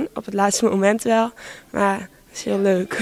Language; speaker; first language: Dutch; native; Dutch